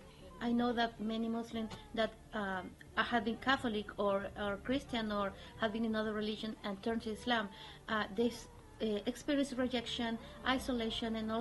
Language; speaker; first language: English; non-native, fluent; Spanish